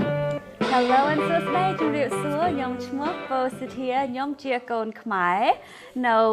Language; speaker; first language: Khmer; early bilingual, heritage; Khmer